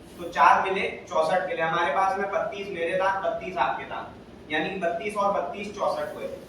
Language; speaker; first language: Hindi; native; Hindi